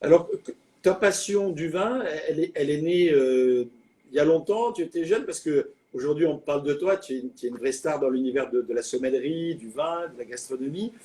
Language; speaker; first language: French; native; French